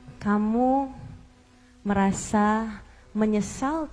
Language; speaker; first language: Indonesian; native; Indonesian